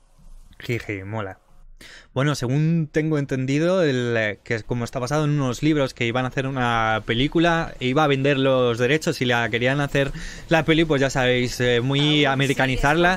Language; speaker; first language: Spanish; native; Spanish